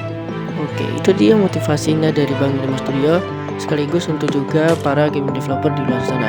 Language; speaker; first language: Indonesian; native; Indonesian